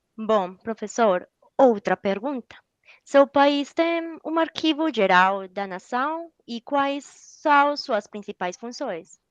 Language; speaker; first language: Portuguese; non-native, learner; Spanish